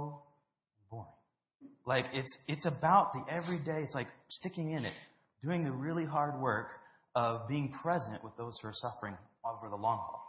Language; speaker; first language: English; native; English